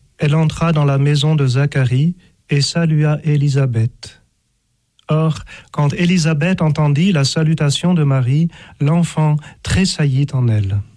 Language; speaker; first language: French; native; French